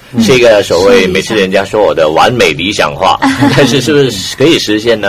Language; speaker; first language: Chinese; native; Chinese